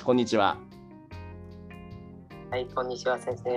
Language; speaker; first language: Japanese; non-native, learner; English